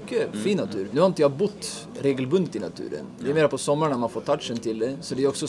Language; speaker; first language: Swedish; native; Swedish